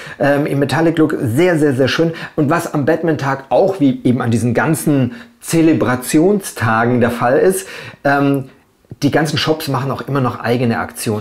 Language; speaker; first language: German; native; German